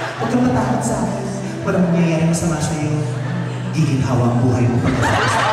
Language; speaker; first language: Filipino; native; Filipino